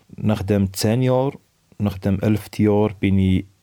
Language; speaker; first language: German; non-native, learner; Arabic